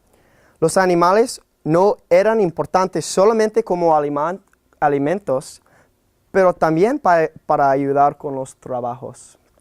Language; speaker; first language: Spanish; non-native, fluent; English